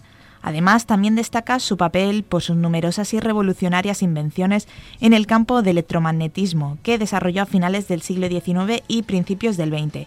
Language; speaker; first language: Spanish; native; Spanish